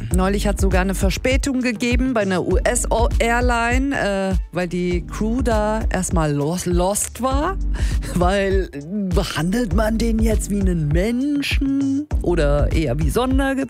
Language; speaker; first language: German; native; German